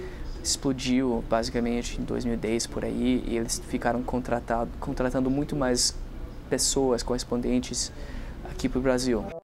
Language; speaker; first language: Portuguese; non-native, fluent; English